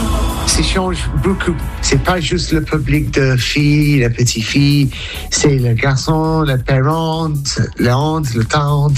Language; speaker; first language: French; non-native, learner; English